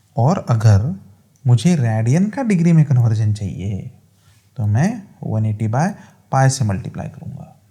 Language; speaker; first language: Hindi; non-native, local second language; Marathi